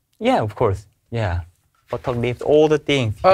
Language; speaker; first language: English; non-native, learner; Korean